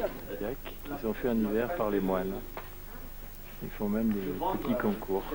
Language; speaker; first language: French; native; French